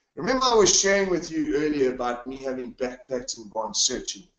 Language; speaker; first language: English; native; English